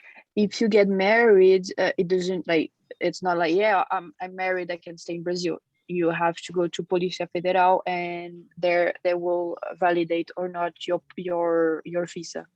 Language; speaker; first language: English; non-native, fluent; French